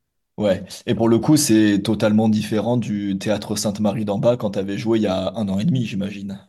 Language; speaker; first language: French; native; French